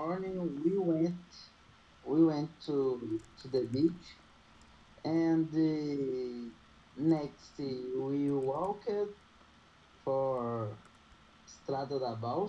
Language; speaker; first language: English; non-native, learner; Portuguese